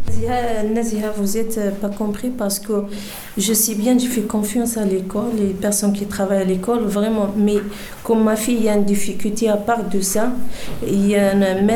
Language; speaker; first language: French; non-native, learner; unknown